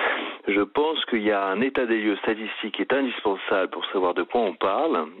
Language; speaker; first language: French; native; French